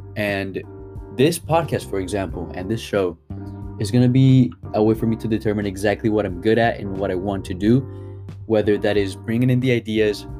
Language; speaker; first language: English; early bilingual, other home language; Spanish